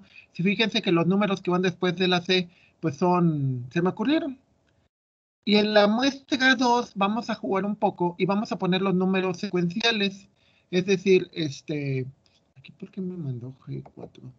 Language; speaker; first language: Spanish; native; Spanish